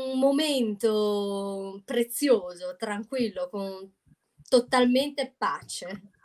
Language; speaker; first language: Italian; non-native, fluent; Chinese